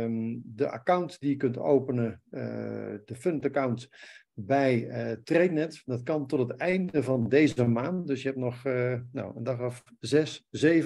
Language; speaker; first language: Dutch; native; Dutch